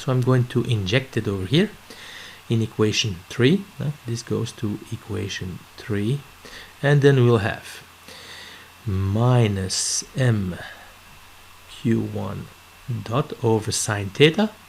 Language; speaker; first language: English; non-native, fluent; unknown